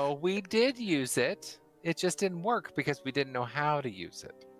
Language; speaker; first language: English; native; English